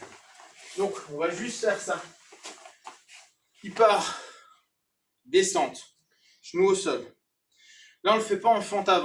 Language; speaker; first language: French; native; French